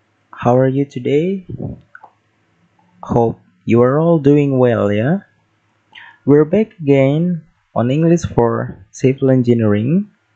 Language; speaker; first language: English; non-native, fluent; Indonesian